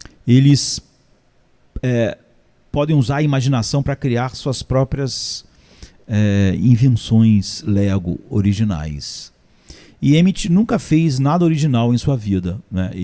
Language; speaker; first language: Portuguese; native; Portuguese